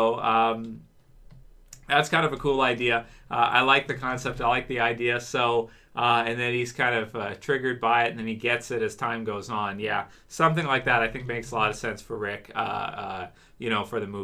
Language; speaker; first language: English; native; English